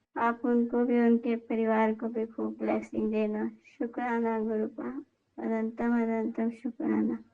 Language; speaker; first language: Hindi; native; Hindi